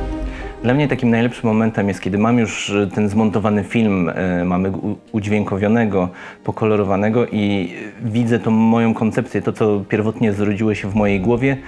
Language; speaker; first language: Polish; native; Polish